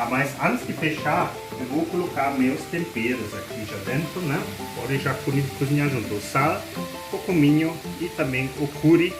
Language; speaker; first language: Portuguese; non-native, learner; German